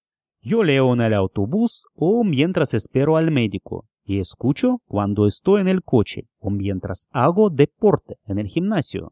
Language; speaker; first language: Spanish; non-native, fluent; Russian